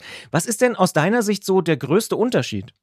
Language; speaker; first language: German; native; German